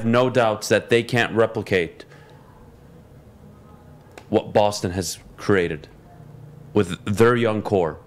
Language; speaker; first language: English; native; English